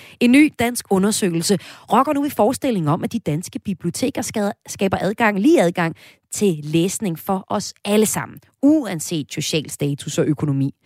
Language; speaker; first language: Danish; native; Danish